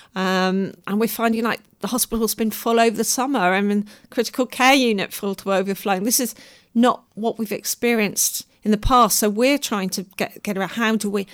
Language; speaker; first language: English; native; English